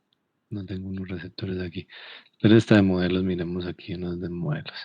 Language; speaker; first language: Spanish; native; Spanish